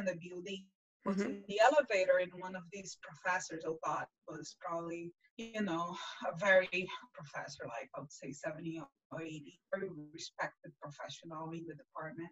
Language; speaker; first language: English; non-native, fluent; Portuguese